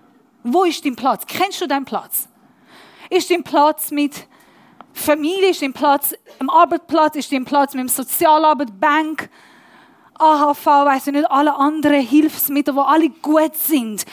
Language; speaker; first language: German; non-native, learner; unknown